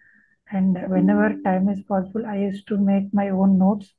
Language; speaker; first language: English; non-native, local second language; Telugu